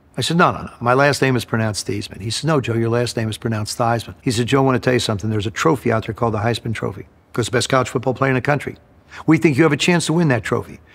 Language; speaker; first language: English; native; English